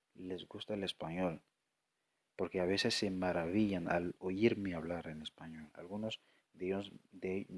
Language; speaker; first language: Spanish; non-native, fluent; French